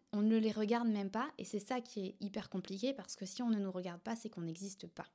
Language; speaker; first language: French; native; French